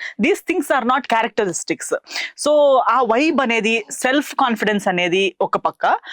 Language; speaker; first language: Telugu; non-native, fluent; Konkani